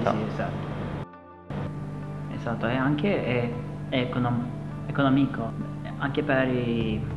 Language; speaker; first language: Italian; non-native, learner; Turkish